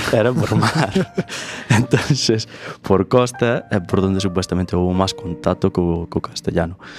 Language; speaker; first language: Galician; native; Galician